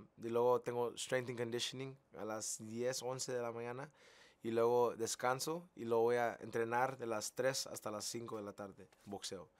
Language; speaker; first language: Spanish; early bilingual, heritage; English